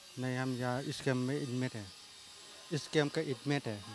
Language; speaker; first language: Hindi; non-native, local second language; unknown